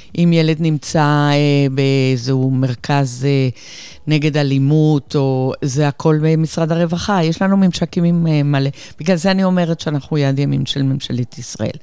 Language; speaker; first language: Hebrew; non-native, fluent; Spanish